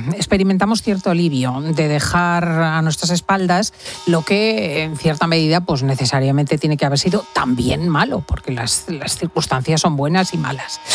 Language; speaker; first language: Spanish; native; Spanish